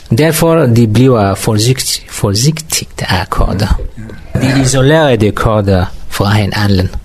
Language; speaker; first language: Danish; non-native, learner; Kurdish